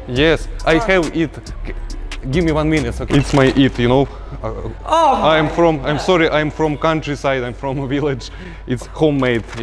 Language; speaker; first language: English; non-native, learner; Russian